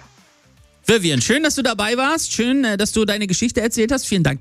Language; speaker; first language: German; native; German